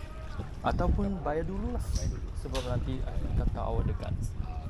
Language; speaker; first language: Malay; non-native, local second language; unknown